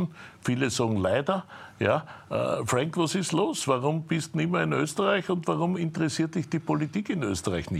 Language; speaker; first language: German; native; German